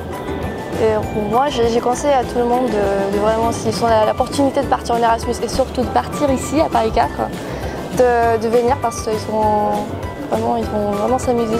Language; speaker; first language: French; non-native, fluent; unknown